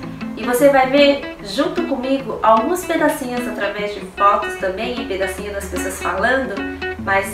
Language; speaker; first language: Portuguese; early bilingual, heritage; Korean